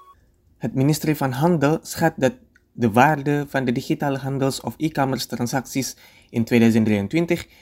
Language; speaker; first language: Dutch; non-native, fluent; Indonesian